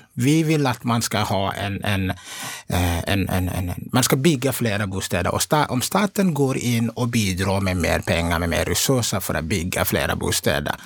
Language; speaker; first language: Swedish; non-native, fluent; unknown